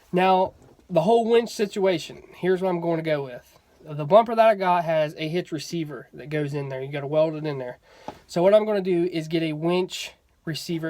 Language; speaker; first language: English; native; English